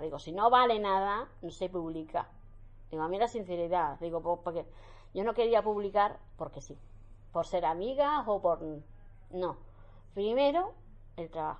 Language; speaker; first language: Spanish; native; Spanish